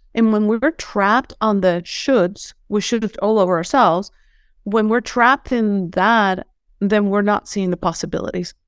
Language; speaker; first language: English; non-native, fluent; Spanish